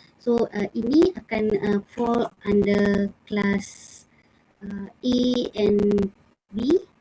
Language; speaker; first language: Malay; native; Malay